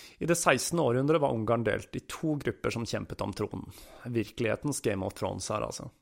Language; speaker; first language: Norwegian; native; Norwegian